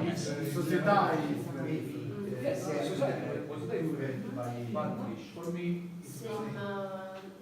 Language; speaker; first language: English; non-native, learner; Italian